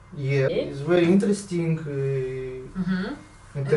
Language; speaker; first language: English; non-native, learner; Russian